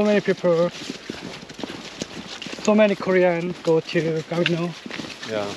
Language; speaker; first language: English; non-native, learner; Korean